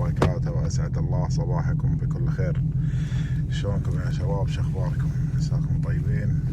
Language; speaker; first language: Arabic; native; Arabic